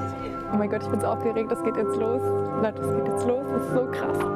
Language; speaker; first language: German; native; German